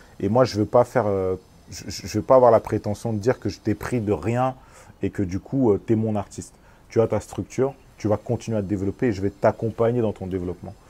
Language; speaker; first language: French; early bilingual, other home language; Lingala